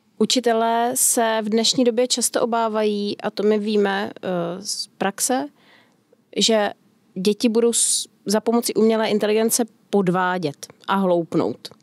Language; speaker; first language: Czech; native; Czech